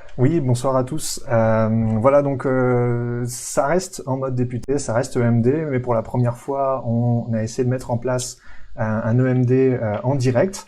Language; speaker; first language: French; native; French